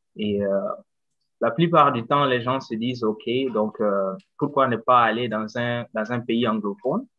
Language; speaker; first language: French; non-native, local second language; Bambara